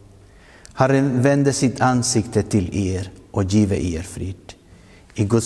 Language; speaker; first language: Swedish; non-native, fluent; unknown